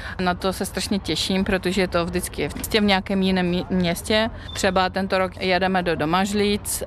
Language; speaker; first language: Czech; non-native, fluent; Russian